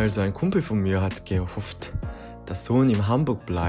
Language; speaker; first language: German; non-native, fluent; Korean